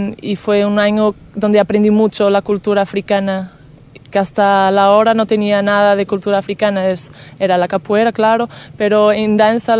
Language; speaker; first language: Spanish; non-native, fluent; Portuguese